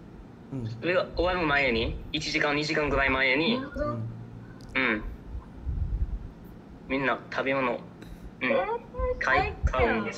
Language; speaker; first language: Japanese; non-native, learner; Malay